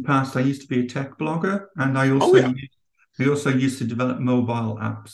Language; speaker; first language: English; native; English